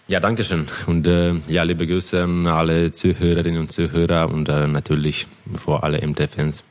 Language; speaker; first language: German; non-native, fluent; Croatian